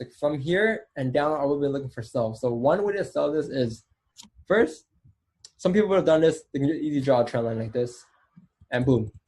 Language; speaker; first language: English; native; English